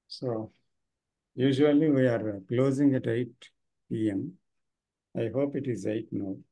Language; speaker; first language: English; non-native, local second language; Telugu